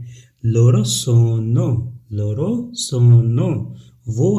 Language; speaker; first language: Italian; non-native, fluent; Urdu